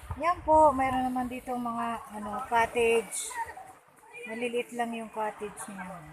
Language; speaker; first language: Filipino; non-native, local second language; Bikol